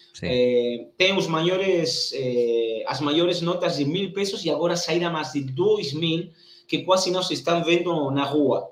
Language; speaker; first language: Portuguese; non-native, learner; Spanish